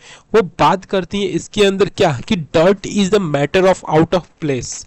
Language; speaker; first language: Hindi; native; Hindi